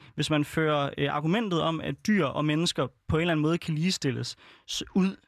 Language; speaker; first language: Danish; native; Danish